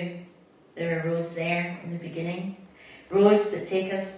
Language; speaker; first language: English; native; English